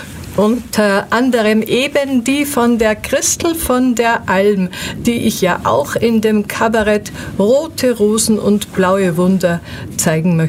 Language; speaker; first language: German; native; German